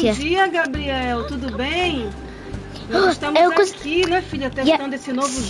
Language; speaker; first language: Portuguese; native; Portuguese